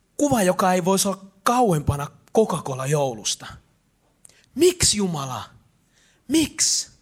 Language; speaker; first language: Finnish; native; Finnish